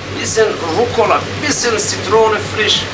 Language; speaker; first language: German; non-native, learner; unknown